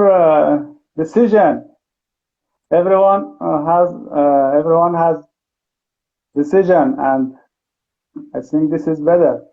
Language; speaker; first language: English; non-native, learner; Persian